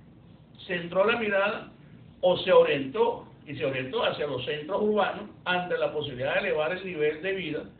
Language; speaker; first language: Spanish; native; Spanish